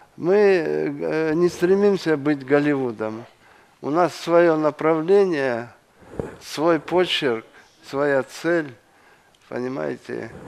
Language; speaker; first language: Russian; non-native, local second language; Kyrgyz